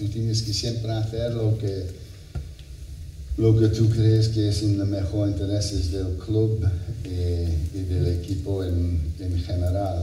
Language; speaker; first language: Spanish; non-native, fluent; English